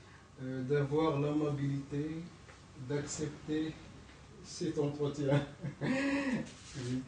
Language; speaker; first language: French; non-native, local second language; Arabic